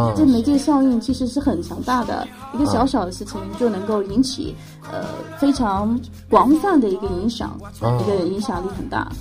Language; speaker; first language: Chinese; non-native, fluent; Arabic